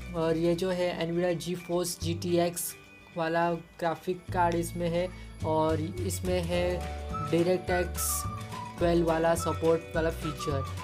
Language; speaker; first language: Hindi; non-native, local second language; Marathi